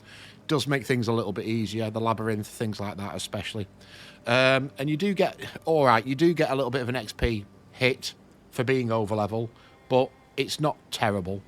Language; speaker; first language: English; native; English